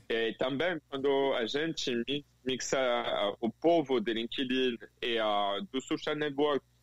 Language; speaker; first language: Portuguese; non-native, fluent; French